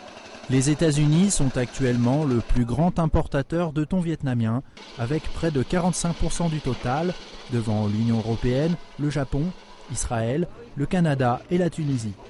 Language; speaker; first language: French; non-native, fluent; Vietnamese